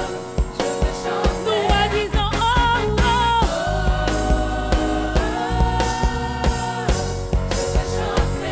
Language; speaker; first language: French; native; French